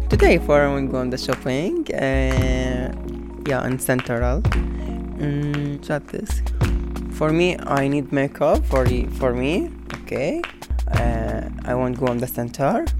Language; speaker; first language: English; non-native, learner; Arabic